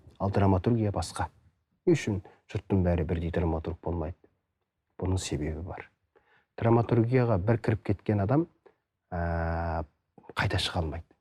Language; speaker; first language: Kazakh; native; Kazakh